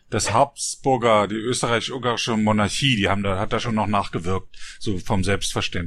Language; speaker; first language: German; native; German